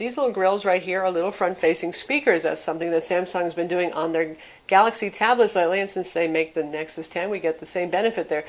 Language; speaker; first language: English; native; English